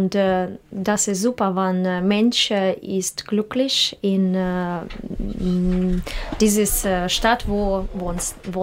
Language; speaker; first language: German; non-native, learner; Russian